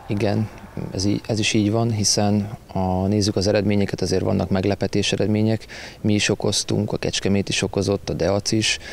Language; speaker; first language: Hungarian; native; Hungarian